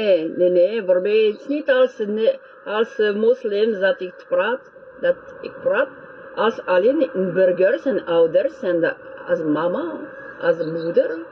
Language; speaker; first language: Dutch; non-native, learner; French